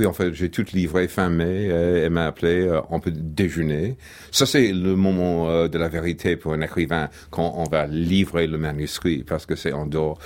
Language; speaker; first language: French; non-native, fluent; English